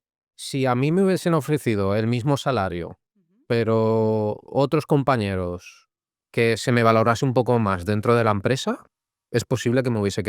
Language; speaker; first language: Spanish; native; Spanish